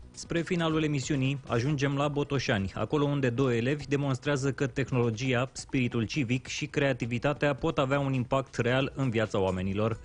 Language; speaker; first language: Romanian; native; Romanian